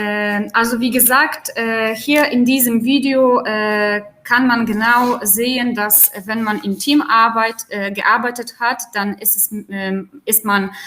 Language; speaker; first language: German; non-native, fluent; Polish